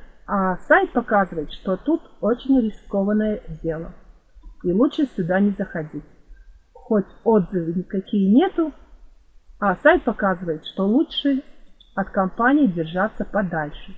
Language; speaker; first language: Russian; non-native, fluent; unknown